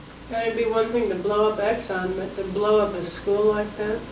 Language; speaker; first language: English; native; English